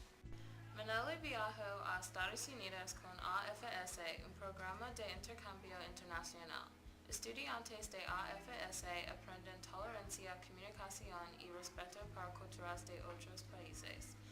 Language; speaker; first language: Spanish; non-native, learner; English